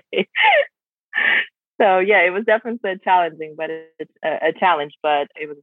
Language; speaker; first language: English; non-native, fluent; Russian